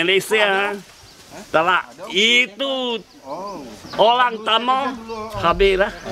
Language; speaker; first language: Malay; non-native, local second language; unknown